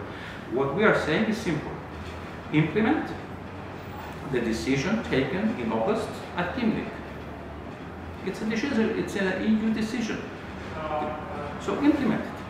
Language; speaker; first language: English; non-native, fluent; Greek